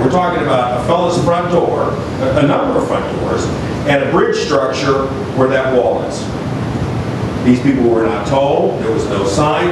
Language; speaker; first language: English; native; English